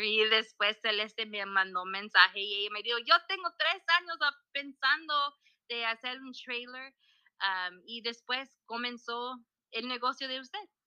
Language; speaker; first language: Spanish; early bilingual, heritage; Spanish